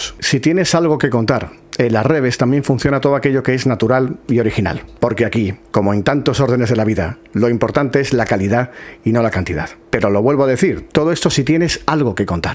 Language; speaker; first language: Spanish; native; Spanish